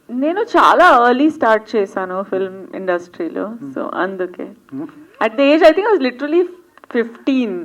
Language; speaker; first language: Telugu; non-native, learner; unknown